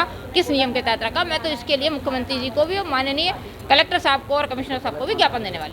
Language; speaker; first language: Hindi; native; Hindi